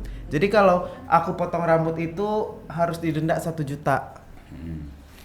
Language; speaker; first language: Indonesian; native; Indonesian